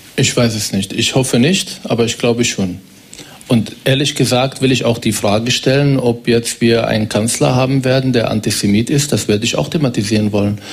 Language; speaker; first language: German; non-native, fluent; Arabic